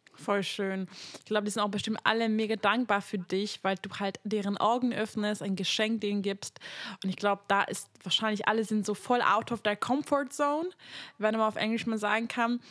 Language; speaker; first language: German; non-native, fluent; Hungarian